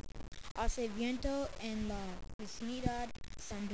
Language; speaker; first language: Spanish; non-native, learner; English